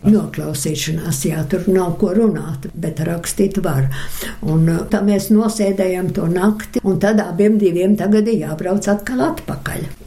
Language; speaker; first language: Latvian; early bilingual, other home language; Russian